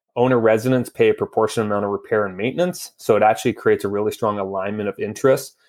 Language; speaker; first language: English; native; English